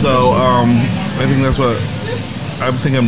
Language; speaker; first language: English; native; English